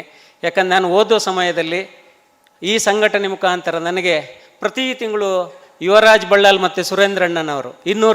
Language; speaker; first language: Kannada; native; Kannada